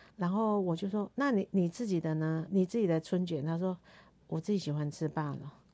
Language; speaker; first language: Chinese; non-native, local second language; Hakka Chinese